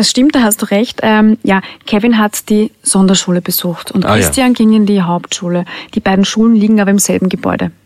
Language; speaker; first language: German; native; German